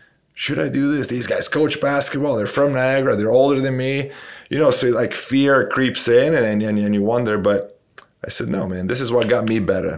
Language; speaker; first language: English; non-native, fluent; Romanian